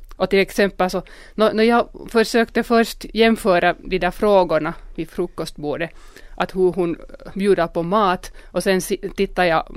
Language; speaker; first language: Swedish; non-native, local second language; Finnish